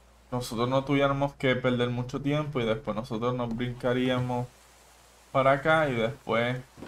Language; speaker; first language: Spanish; early bilingual, heritage; Spanish